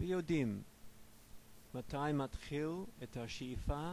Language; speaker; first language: Hebrew; non-native, fluent; English